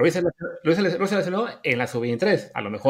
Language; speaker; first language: Spanish; native; Spanish